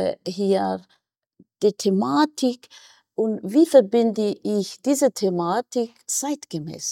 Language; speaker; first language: German; non-native, fluent; Persian